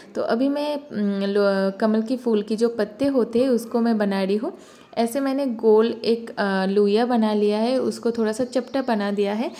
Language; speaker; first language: Hindi; non-native, local second language; Bangla